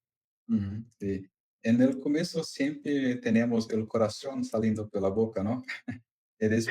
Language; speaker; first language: Spanish; non-native, fluent; Portuguese